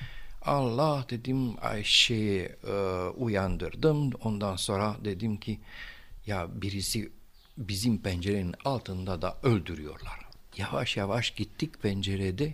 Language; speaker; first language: Turkish; non-native, fluent; Romanian